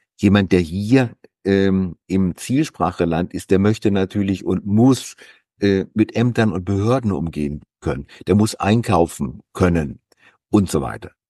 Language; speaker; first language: German; native; German